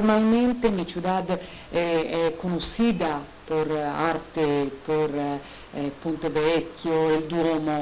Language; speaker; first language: Spanish; non-native, learner; Italian